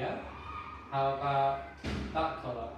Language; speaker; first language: English; native; English